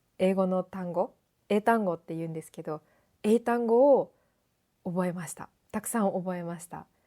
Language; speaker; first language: Japanese; native; Japanese